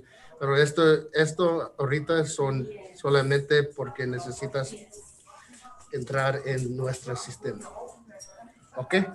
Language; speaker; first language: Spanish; early bilingual, heritage; Spanish